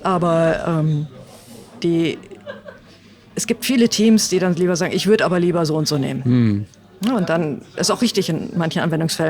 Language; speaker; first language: German; native; German